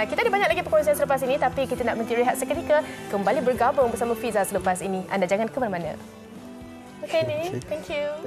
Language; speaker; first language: Malay; native; Malay